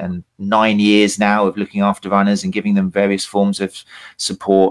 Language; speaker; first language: English; native; English